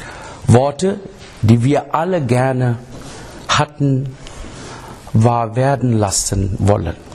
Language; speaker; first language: German; non-native, learner; English